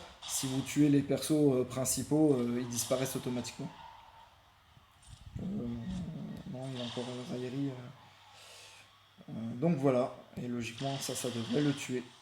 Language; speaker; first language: French; native; French